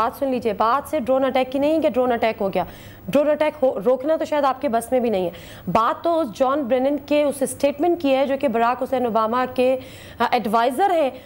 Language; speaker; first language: Urdu; native; Urdu